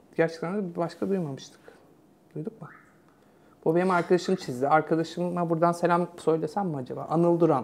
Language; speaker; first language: Turkish; native; Turkish